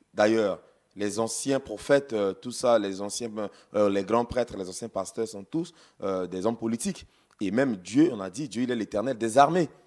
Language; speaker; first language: French; non-native, local second language; Sango